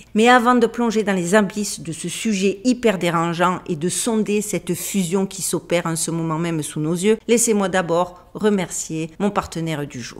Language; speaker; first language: French; native; French